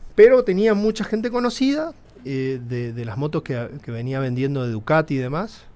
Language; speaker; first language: Spanish; native; Spanish